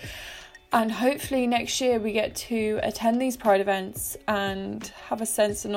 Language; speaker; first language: English; native; English